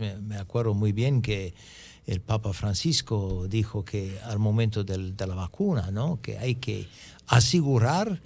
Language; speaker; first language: Spanish; non-native, fluent; English